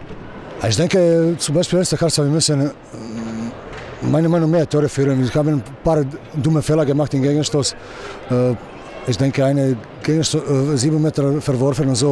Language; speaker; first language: German; non-native, learner; Croatian